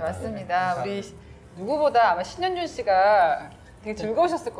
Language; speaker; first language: Korean; native; Korean